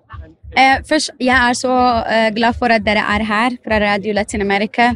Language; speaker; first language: Norwegian; non-native, fluent; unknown